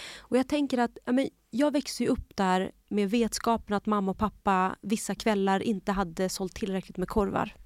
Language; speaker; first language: Swedish; early bilingual, other home language; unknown